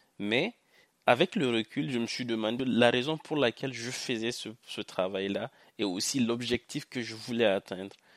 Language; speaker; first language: French; non-native, local second language; Hausa